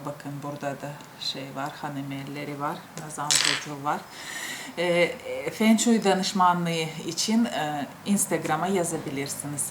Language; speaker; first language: Turkish; non-native, fluent; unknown